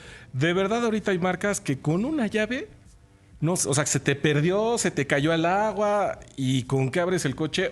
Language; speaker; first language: Spanish; native; Spanish